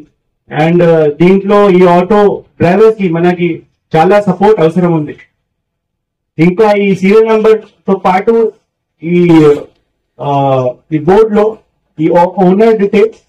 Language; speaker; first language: Telugu; non-native, fluent; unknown